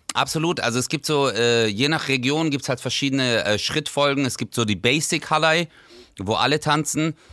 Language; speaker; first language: German; early bilingual, other home language; Turkish